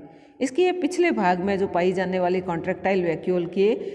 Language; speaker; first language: Hindi; native; Hindi